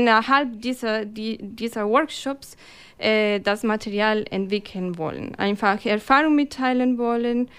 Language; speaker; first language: German; non-native, fluent; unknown